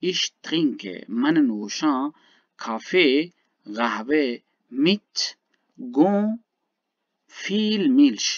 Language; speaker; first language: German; non-native, fluent; Baluchi